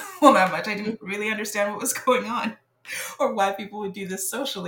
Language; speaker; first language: English; non-native, fluent; French